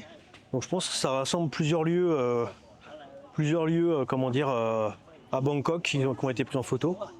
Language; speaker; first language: French; native; French